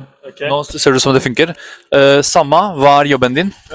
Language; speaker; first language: Norwegian; native; Norwegian